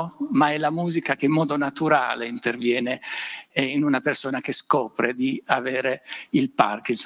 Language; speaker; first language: Italian; native; Italian